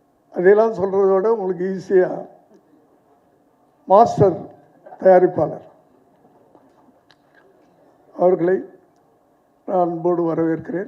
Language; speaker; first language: Tamil; native; Tamil